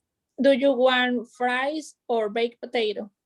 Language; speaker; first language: English; non-native, learner; Spanish